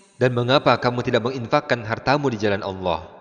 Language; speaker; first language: Indonesian; native; Indonesian